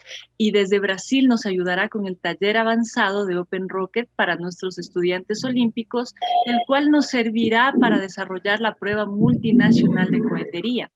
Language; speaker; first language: Spanish; native; Spanish